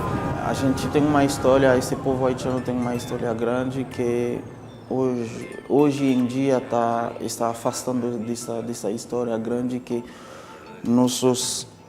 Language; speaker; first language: Portuguese; non-native, fluent; Haitian Creole